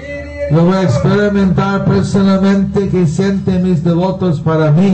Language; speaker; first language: Spanish; non-native, learner; Bangla